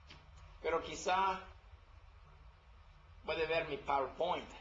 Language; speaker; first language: Spanish; non-native, learner; English